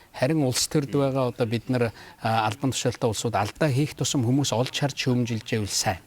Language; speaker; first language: Mongolian; native; Mongolian